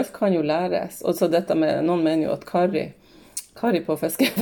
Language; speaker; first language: Norwegian; native; Norwegian